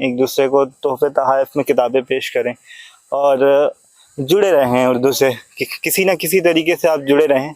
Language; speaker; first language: Urdu; native; Urdu